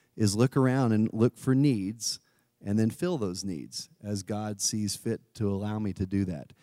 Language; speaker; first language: English; native; English